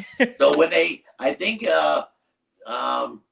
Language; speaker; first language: English; native; English